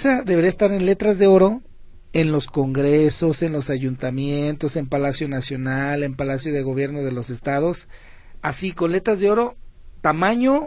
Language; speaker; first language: Spanish; native; Spanish